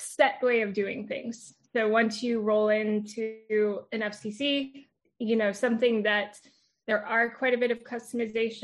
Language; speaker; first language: English; native; English